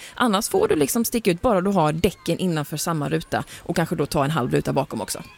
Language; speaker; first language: Swedish; native; Swedish